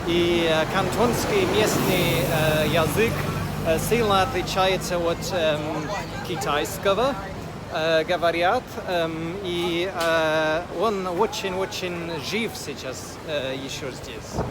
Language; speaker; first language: Russian; non-native, fluent; English